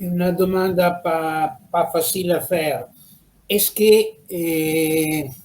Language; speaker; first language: French; non-native, fluent; Italian